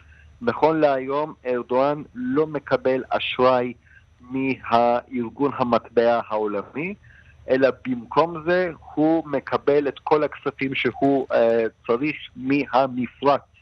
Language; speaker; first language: Hebrew; non-native, fluent; Turkish